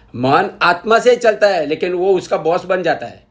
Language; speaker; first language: Hindi; non-native, local second language; Gujarati